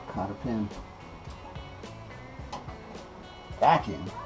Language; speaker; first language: English; native; English